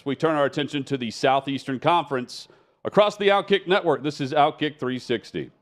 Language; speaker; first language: English; native; English